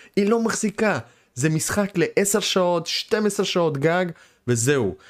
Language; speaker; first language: Hebrew; early bilingual, other home language; Russian